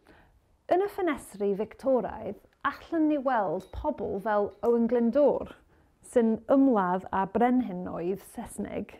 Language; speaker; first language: Welsh; non-native, learner; English